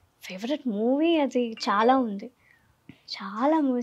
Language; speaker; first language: Telugu; non-native, learner; Malayalam